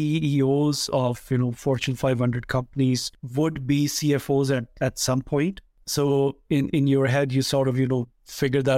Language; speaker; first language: English; non-native, local second language; Punjabi